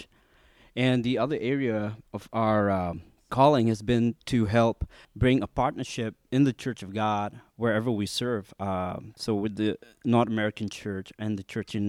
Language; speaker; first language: English; non-native, local second language; Khasi